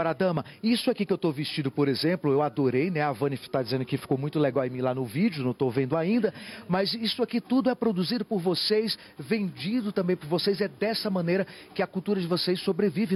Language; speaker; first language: Portuguese; native; Portuguese